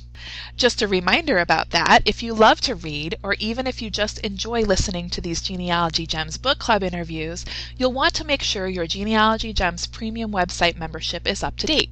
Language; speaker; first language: English; native; English